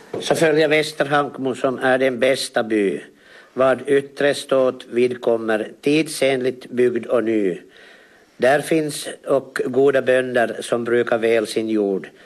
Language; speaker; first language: Swedish; native; Swedish